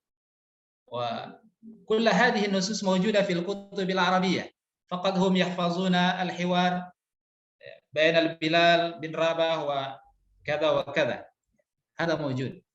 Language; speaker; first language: Arabic; non-native, fluent; Indonesian